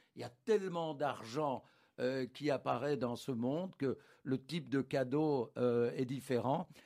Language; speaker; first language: French; native; French